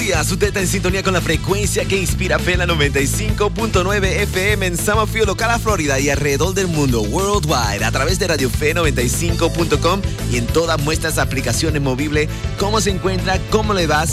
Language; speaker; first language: Spanish; early bilingual, heritage; Spanish